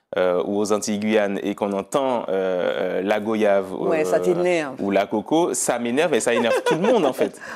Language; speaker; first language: French; native; French